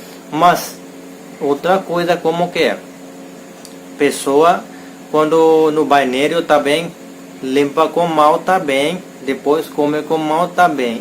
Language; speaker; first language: Portuguese; non-native, learner; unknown